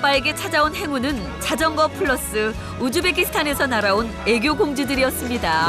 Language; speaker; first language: Korean; native; Korean